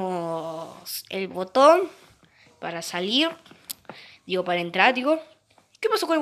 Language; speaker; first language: Spanish; native; Spanish